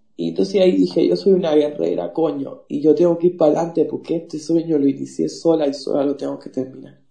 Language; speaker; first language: Spanish; native; Spanish